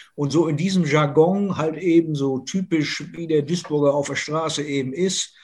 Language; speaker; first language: German; native; German